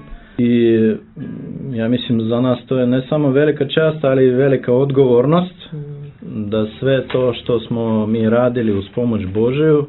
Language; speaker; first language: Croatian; non-native, fluent; Russian